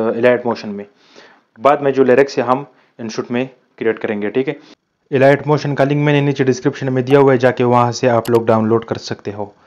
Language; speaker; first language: Urdu; non-native, local second language; Pashto